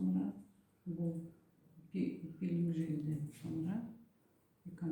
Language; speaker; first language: Turkish; non-native, learner; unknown